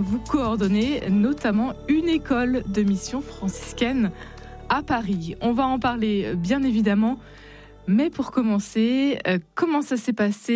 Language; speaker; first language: French; native; French